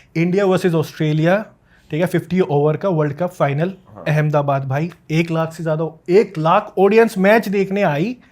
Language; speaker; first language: Hindi; native; Hindi